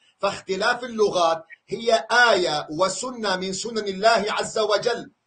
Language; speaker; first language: Arabic; non-native, local second language; Kurdish